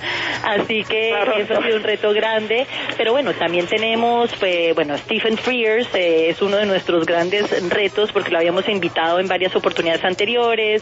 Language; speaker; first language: Spanish; native; Spanish